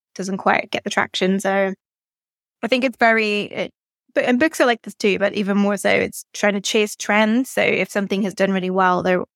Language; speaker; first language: English; native; English